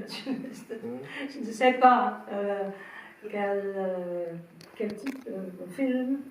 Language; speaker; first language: French; non-native, learner; English